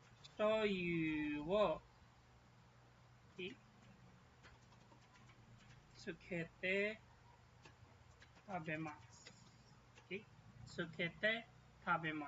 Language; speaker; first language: Japanese; non-native, fluent; Filipino